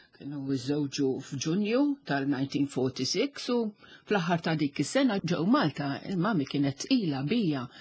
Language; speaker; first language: Maltese; non-native, local second language; English